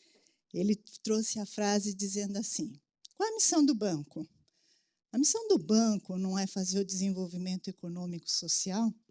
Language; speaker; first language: Portuguese; native; Portuguese